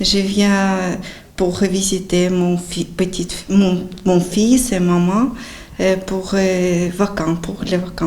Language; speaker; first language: French; non-native, learner; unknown